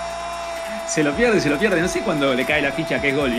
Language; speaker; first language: Spanish; native; Spanish